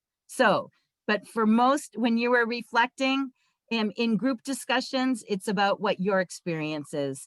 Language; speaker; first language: English; native; English